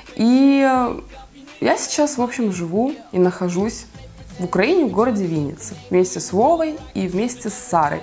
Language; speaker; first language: Russian; native; Russian